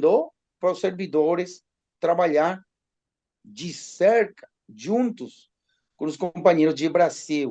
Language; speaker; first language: Portuguese; non-native, learner; Spanish